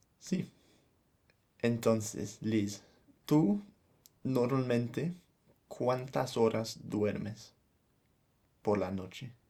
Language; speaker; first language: Spanish; non-native, fluent; English